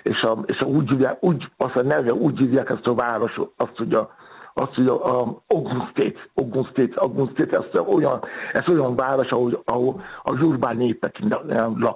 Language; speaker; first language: Hungarian; non-native, fluent; Yoruba